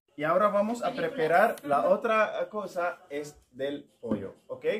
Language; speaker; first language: Spanish; non-native, learner; Arabic